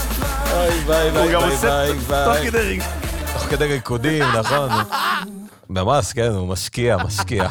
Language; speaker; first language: Hebrew; native; Hebrew